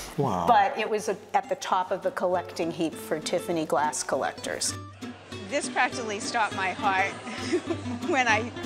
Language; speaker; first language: English; native; English